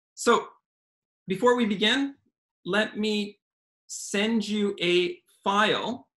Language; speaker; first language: English; native; English